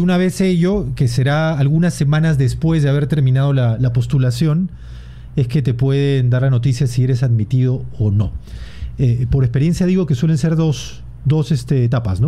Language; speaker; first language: Spanish; native; Spanish